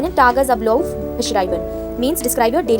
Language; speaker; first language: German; non-native, fluent; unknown